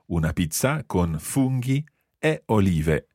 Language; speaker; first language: Italian; non-native, fluent; English